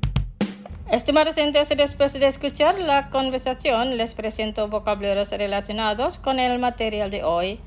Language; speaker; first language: Spanish; non-native, fluent; Indonesian